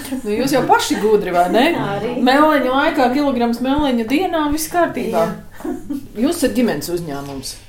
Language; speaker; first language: Latvian; native; Latvian